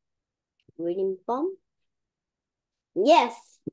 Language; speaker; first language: English; non-native, learner; Korean